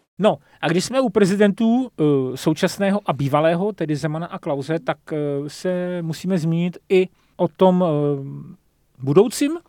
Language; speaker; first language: Czech; native; Czech